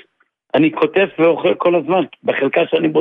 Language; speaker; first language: Hebrew; native; Hebrew